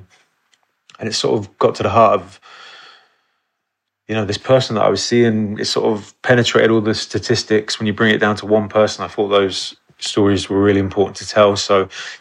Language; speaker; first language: English; native; English